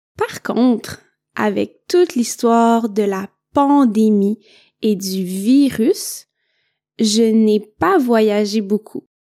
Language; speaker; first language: French; native; French